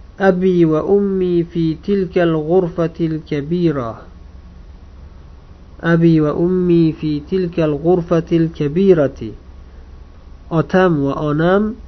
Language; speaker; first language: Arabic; non-native, fluent; Uzbek